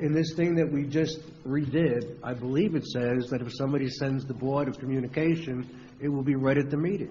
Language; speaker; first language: English; native; English